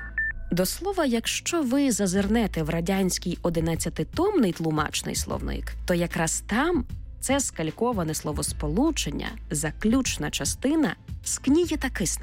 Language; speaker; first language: Ukrainian; native; Ukrainian